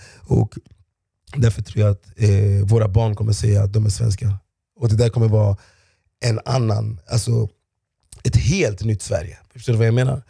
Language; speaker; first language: Swedish; early bilingual, other home language; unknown